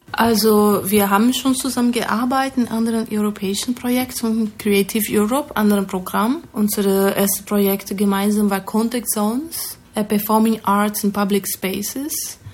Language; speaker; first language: German; non-native, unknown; Portuguese